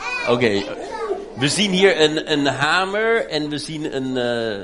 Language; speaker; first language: Dutch; native; Dutch